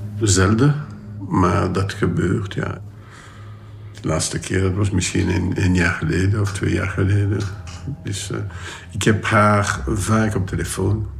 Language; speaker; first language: Dutch; non-native, local second language; French